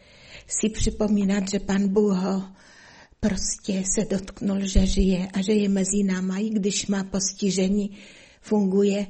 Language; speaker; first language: Czech; non-native, fluent; Polish